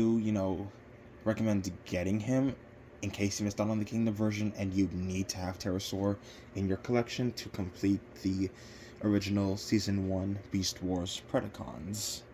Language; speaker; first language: English; native; English